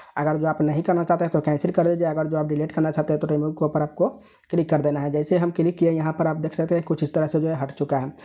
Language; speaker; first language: Hindi; native; Hindi